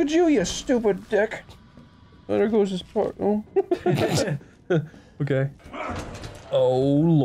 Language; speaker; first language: English; native; English